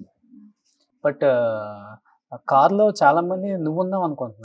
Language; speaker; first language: Telugu; native; Telugu